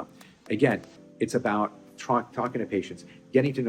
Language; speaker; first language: English; native; English